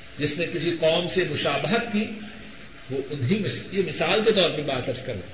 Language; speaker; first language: Urdu; non-native, local second language; Punjabi